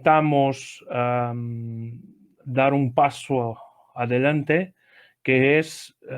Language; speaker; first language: Spanish; non-native, learner; Portuguese